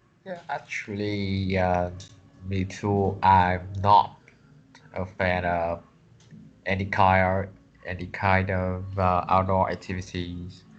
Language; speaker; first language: English; non-native, learner; Vietnamese